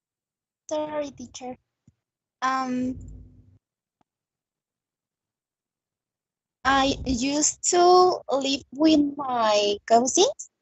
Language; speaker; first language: English; non-native, learner; Spanish